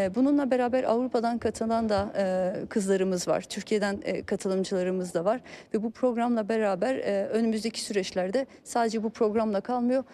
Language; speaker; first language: Turkish; early bilingual, heritage; Turkish